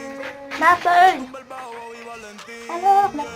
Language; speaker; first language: French; native; French